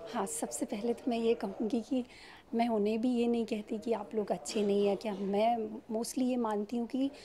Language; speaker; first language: Hindi; native; Hindi